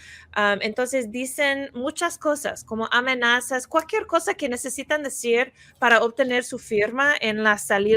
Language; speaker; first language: Spanish; non-native, fluent; English